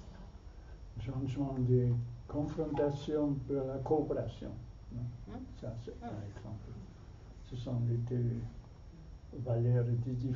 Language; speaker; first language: French; non-native, fluent; German